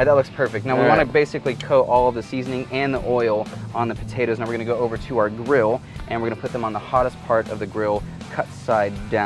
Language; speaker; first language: English; native; English